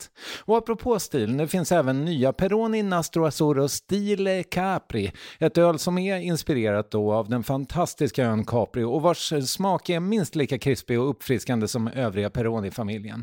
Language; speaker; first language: Swedish; native; Swedish